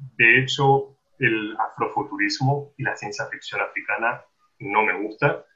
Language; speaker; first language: Spanish; native; Spanish